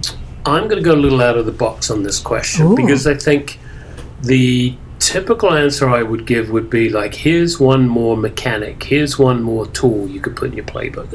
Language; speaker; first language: English; native; English